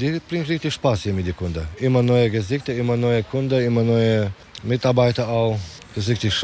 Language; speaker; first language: German; non-native, learner; Romanian